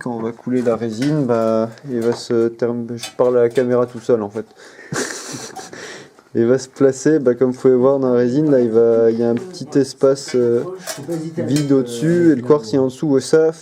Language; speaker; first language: French; native; French